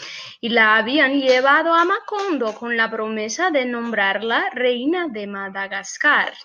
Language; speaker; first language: Spanish; non-native, fluent; Portuguese